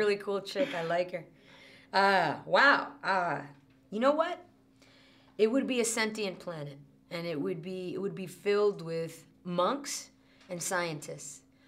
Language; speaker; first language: English; early bilingual, other home language; Spanish